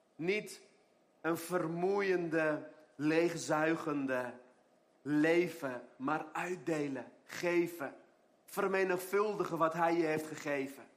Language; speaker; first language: Dutch; non-native, fluent; Armenian